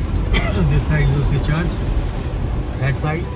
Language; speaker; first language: English; non-native, local second language; Hindi